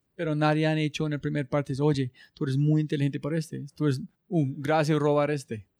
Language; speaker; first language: Spanish; non-native, learner; English